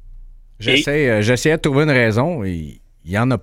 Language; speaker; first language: French; native; French